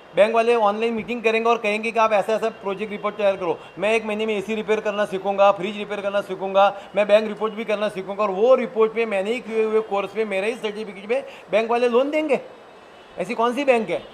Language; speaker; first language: Hindi; non-native, local second language; Marathi